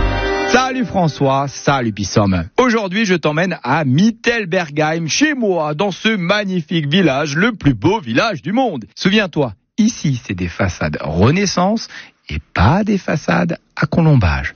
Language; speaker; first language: French; native; French